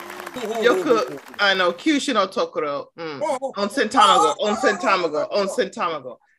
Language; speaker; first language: Japanese; non-native, learner; English